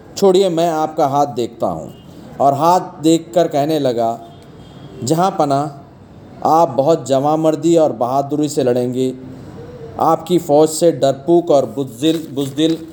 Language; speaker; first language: Urdu; native; Urdu